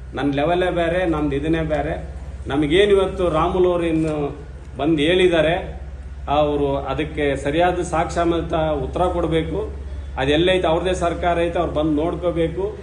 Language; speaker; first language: Kannada; native; Kannada